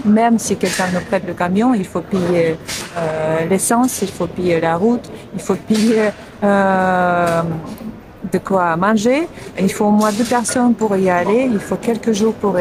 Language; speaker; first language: French; non-native, fluent; Russian